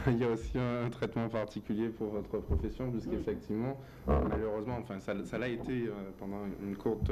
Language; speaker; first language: French; native; French